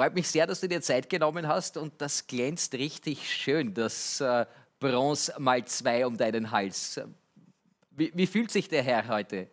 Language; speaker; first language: German; native; German